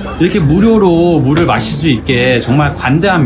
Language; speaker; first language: Korean; native; Korean